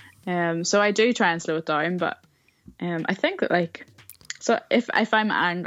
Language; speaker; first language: English; native; English